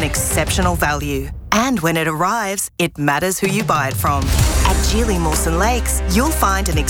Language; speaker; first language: English; native; English